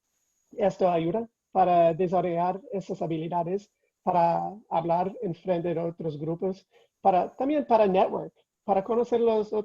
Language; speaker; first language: Spanish; non-native, fluent; English